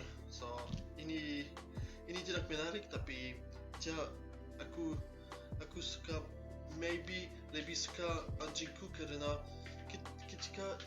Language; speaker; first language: Indonesian; non-native, learner; French